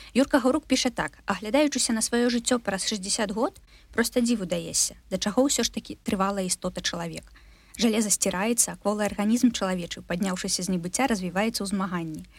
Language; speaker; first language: Belarusian; non-native, local second language; Russian